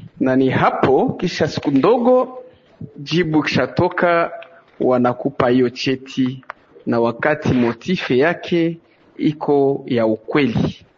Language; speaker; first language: Swahili; native; Swahili